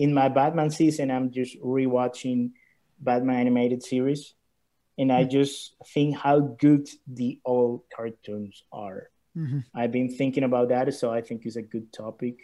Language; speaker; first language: English; non-native, learner; Spanish